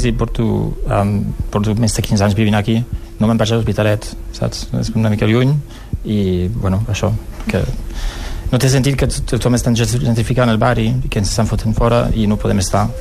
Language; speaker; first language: Catalan; non-native, local second language; Spanish